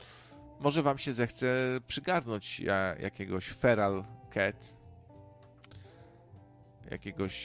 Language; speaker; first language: Polish; native; Polish